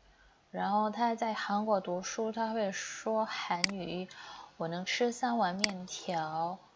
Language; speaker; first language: Chinese; non-native, fluent; Indonesian